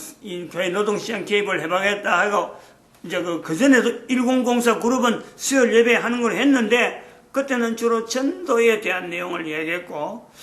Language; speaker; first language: Korean; native; Korean